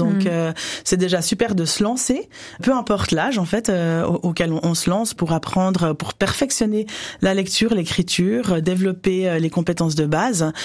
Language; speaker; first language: French; native; French